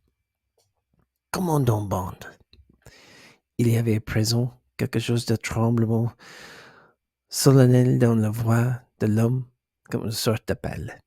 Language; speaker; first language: French; non-native, learner; English